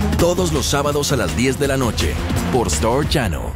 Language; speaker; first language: Spanish; native; Spanish